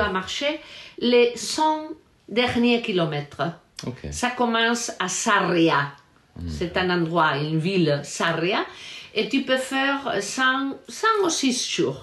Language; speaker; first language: French; non-native, learner; Galician